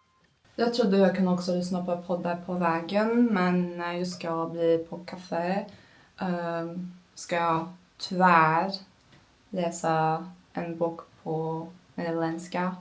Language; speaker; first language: Swedish; non-native, learner; Turkish